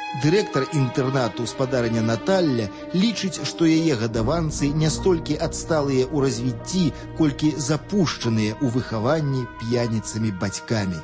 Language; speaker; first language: Belarusian; native; Belarusian